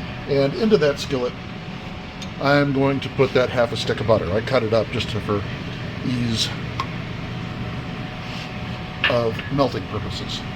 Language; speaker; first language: English; native; English